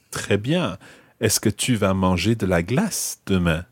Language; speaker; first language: French; non-native, fluent; English